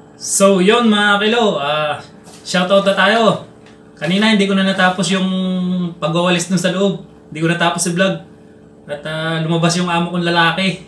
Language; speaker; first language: Filipino; non-native, local second language; Cebuano